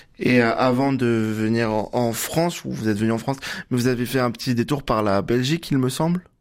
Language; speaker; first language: French; native; French